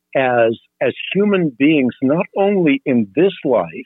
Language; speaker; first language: English; non-native, fluent; Dutch